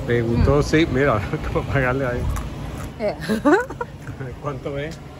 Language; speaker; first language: Spanish; native; Spanish